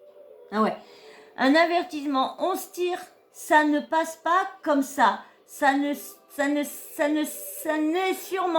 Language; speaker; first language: French; native; French